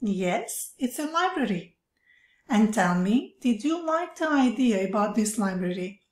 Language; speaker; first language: English; non-native, fluent; Turkish